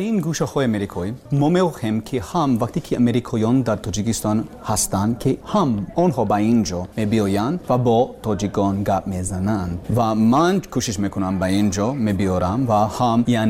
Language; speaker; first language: Persian; non-native, learner; English